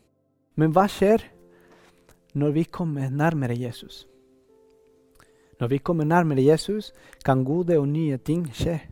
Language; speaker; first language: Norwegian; non-native, fluent; Spanish